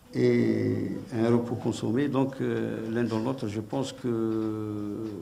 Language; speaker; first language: French; non-native, local second language; Arabic